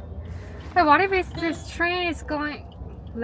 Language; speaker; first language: English; non-native, learner; Korean